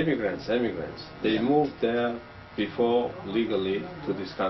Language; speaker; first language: English; non-native, learner; Vietnamese